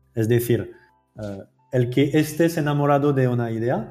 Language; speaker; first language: Spanish; non-native, fluent; French